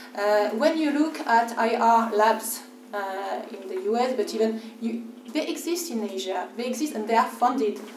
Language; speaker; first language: English; non-native, fluent; French